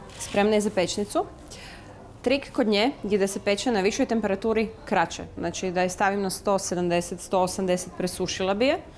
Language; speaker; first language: Croatian; native; Croatian